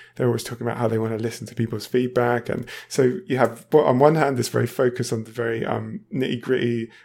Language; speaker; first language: English; native; English